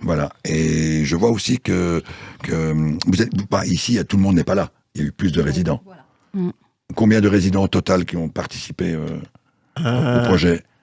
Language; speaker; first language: French; native; French